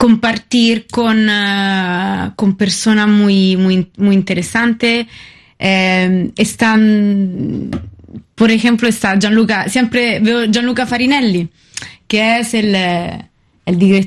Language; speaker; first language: Spanish; non-native, fluent; Italian